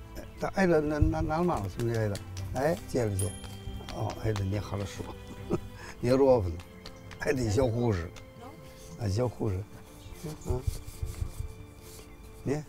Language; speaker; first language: Russian; non-native, learner; Chinese